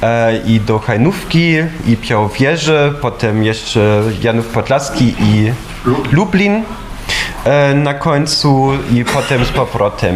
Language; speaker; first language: Polish; non-native, fluent; German